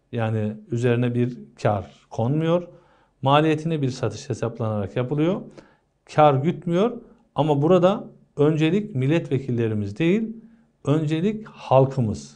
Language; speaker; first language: Turkish; native; Turkish